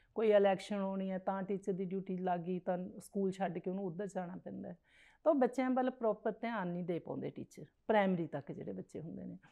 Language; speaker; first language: Punjabi; native; Punjabi